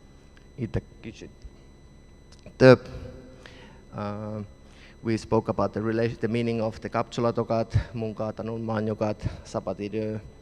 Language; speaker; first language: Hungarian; non-native, learner; Finnish